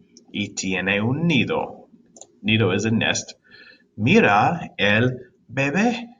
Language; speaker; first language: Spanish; non-native, fluent; English